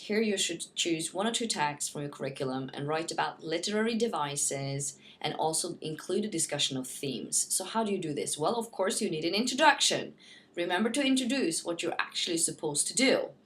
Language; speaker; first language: English; non-native, fluent; Norwegian